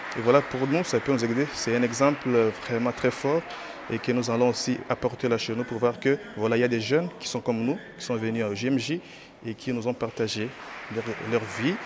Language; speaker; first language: French; non-native, local second language; Swahili